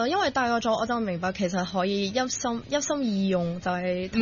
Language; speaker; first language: Cantonese; native; Cantonese